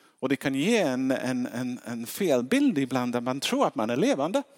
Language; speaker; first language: Swedish; non-native, fluent; English